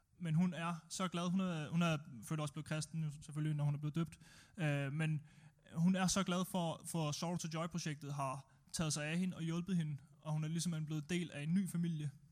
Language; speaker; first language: Danish; native; Danish